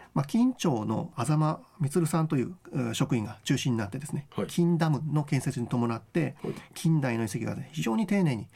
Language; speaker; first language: Japanese; native; Japanese